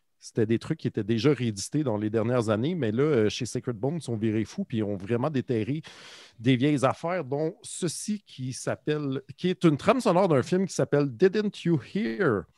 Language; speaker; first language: French; native; French